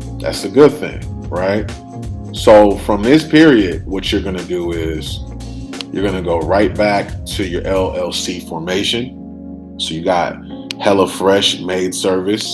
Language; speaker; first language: English; native; English